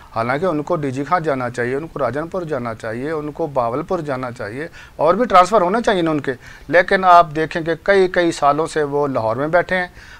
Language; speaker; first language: Urdu; non-native, local second language; Punjabi